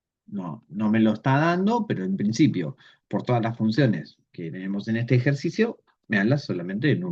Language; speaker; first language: Spanish; native; Spanish